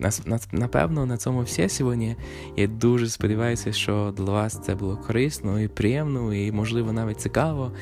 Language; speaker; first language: Ukrainian; non-native, fluent; English